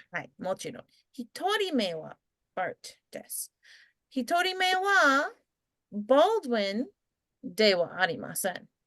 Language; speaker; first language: Japanese; non-native, fluent; English